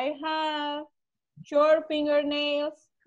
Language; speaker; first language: English; non-native, learner; Spanish